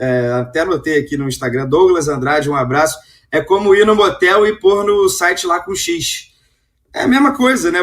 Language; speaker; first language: Portuguese; native; Portuguese